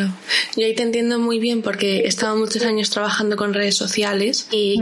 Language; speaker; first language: Spanish; native; Spanish